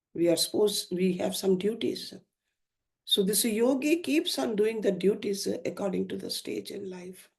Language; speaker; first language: English; non-native, local second language; Hindi